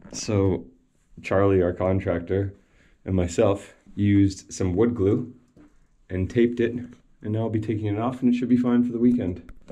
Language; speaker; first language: English; native; English